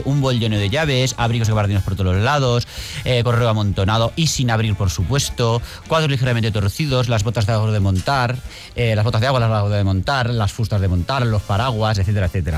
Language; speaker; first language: Spanish; native; Spanish